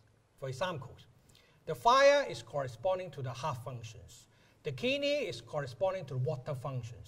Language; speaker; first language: English; non-native, local second language; Cantonese